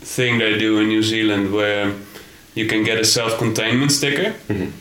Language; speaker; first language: English; non-native, fluent; Dutch